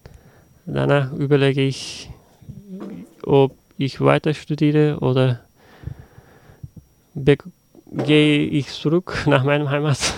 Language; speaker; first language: German; non-native, learner; Uzbek